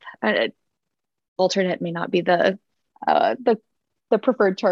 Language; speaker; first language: English; native; English